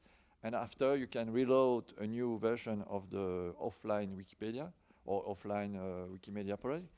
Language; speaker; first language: English; non-native, learner; French